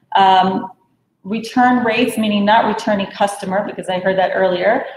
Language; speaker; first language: English; native; English